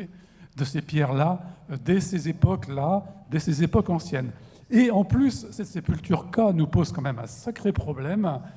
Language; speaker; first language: French; native; French